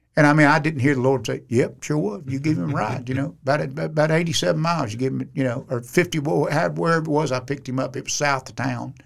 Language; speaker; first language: English; native; English